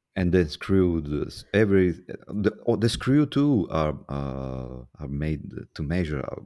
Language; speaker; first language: English; non-native, fluent; Italian